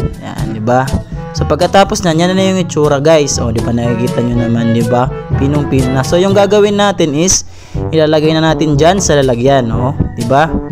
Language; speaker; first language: Filipino; non-native, local second language; Waray